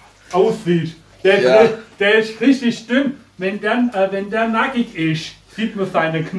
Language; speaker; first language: German; non-native, fluent; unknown